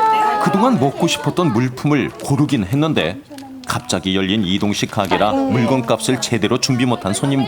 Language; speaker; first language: Korean; native; Korean